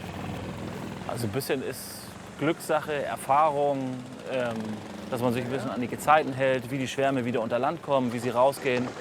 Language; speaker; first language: German; native; German